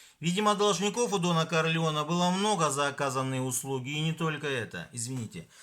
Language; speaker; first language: Russian; non-native, local second language; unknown